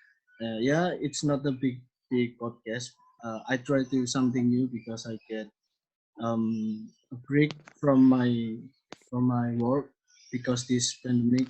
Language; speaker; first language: English; non-native, learner; Indonesian